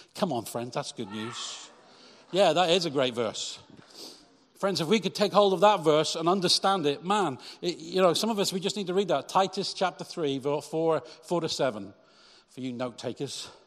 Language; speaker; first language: English; native; English